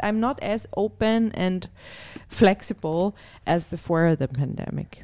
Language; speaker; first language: English; non-native, fluent; German